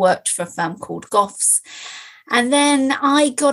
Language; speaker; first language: English; native; English